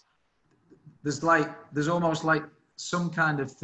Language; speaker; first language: English; native; English